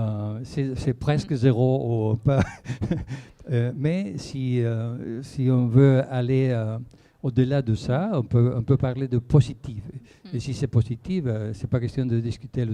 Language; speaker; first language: French; non-native, fluent; Spanish